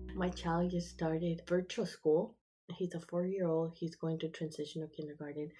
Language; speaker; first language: English; early bilingual, other home language; Spanish